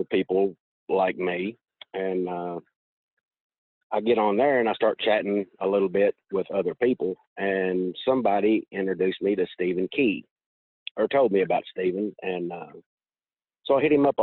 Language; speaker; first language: English; native; English